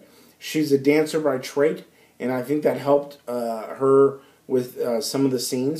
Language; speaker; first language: English; native; English